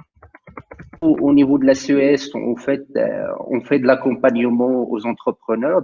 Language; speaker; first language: French; non-native, local second language; Arabic